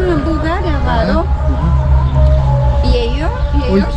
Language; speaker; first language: Turkish; non-native, learner; Portuguese